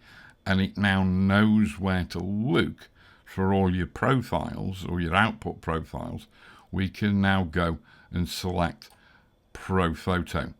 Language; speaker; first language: English; native; English